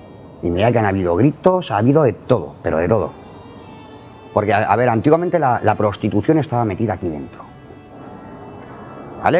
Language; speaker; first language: Spanish; native; Spanish